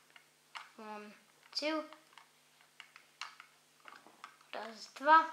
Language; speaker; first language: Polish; early bilingual, heritage; Polish